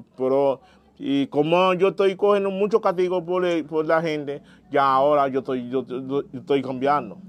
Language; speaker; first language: Spanish; non-native, learner; Haitian Creole